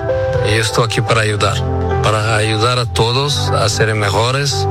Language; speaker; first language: Spanish; non-native, fluent; Portuguese